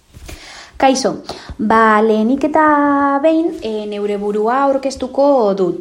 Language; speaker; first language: Basque; non-native, local second language; Spanish